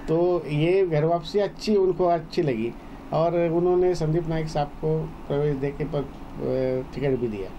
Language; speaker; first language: Hindi; non-native, local second language; Marathi